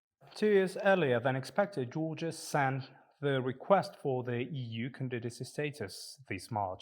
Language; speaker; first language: English; non-native, fluent; Georgian